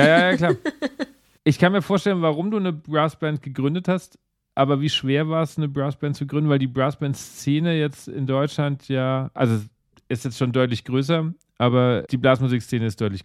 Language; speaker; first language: German; native; German